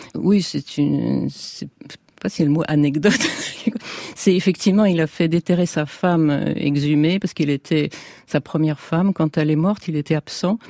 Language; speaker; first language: French; native; French